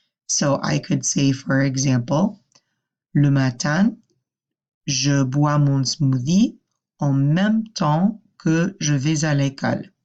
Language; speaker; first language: French; non-native, fluent; English